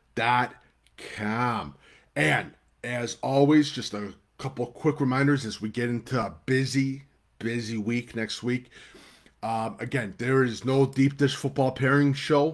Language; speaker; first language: English; native; English